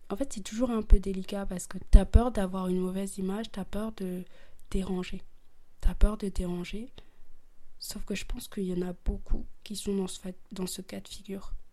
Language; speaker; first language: French; early bilingual, other home language; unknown